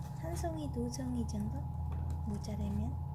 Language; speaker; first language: Korean; non-native, fluent; Vietnamese